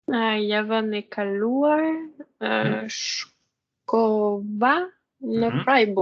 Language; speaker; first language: Albanian; non-native, learner; French